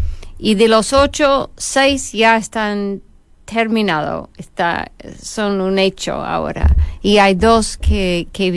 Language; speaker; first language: Spanish; non-native, fluent; English